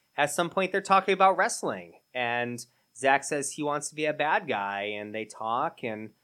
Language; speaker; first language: English; native; English